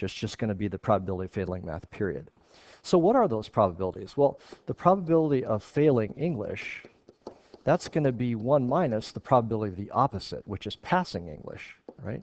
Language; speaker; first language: English; native; English